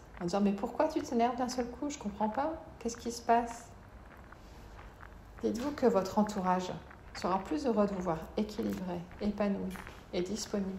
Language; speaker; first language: French; native; French